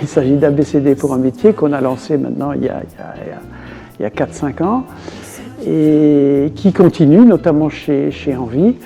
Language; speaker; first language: French; native; French